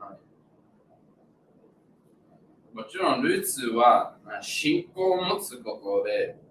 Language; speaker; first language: Japanese; non-native, learner; English